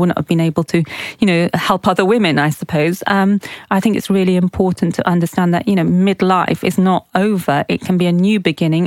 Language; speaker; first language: English; native; English